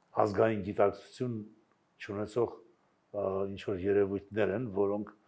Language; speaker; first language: Armenian; native; Armenian